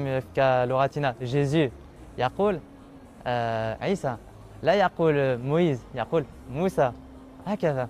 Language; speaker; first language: Arabic; non-native, learner; French